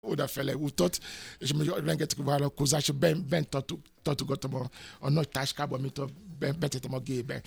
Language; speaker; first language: Hungarian; non-native, fluent; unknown